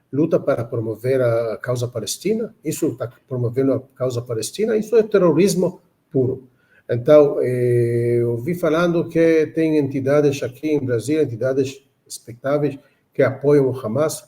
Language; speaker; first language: Portuguese; non-native, fluent; Hebrew